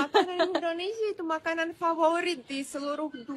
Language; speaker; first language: Indonesian; non-native, fluent; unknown